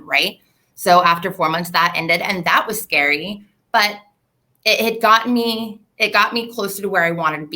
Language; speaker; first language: English; native; English